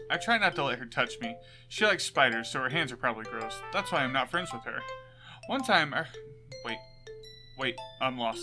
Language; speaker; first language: English; native; English